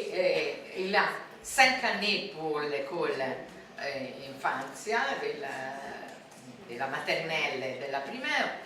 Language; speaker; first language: French; non-native, fluent; Italian